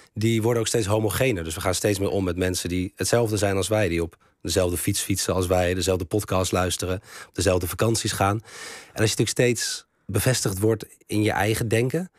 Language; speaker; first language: Dutch; native; Dutch